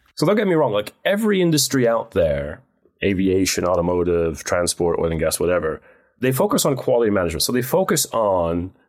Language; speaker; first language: English; non-native, fluent; Dutch